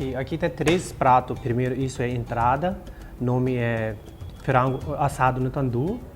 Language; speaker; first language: Portuguese; non-native, learner; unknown